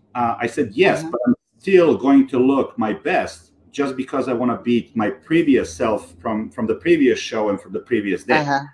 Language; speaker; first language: English; non-native, fluent; Serbian